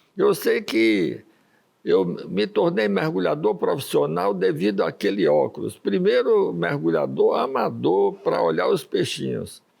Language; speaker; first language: Portuguese; early bilingual, other home language; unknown